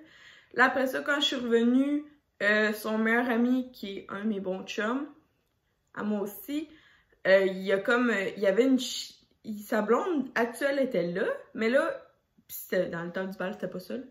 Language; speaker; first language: French; native; French